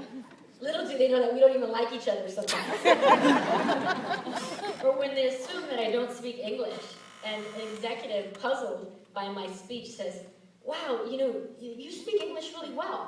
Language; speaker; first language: English; early bilingual, other home language; Spanish